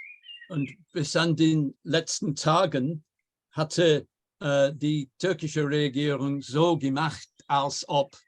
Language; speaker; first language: German; non-native, fluent; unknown